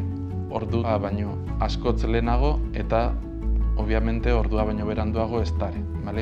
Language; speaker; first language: Basque; native; Basque